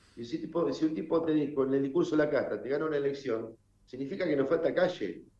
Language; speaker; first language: Spanish; native; Spanish